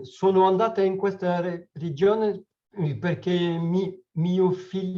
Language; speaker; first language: Italian; non-native, learner; French